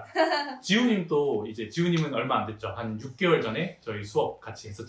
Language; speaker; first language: Korean; native; Korean